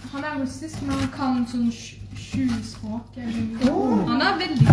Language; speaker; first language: Norwegian; non-native, local second language; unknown